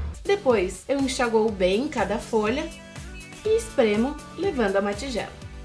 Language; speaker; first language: Portuguese; native; Portuguese